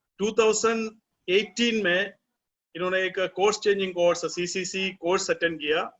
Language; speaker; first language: Hindi; non-native, local second language; Gujarati